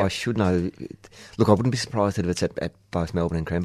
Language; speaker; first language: English; native; English